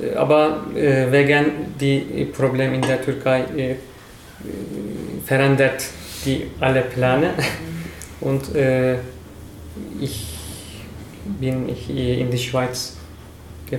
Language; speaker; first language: German; non-native, learner; Turkish